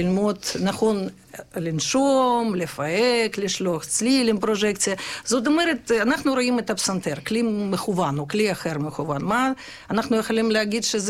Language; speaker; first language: Hebrew; non-native, fluent; Ukrainian